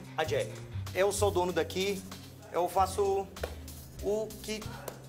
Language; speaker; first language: Portuguese; non-native, fluent; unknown